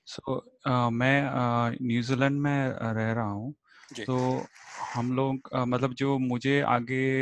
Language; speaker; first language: Hindi; native; Hindi